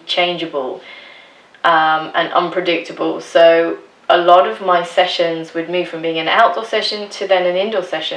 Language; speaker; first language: English; native; English